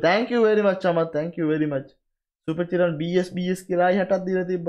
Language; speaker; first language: English; non-native, local second language; Sinhala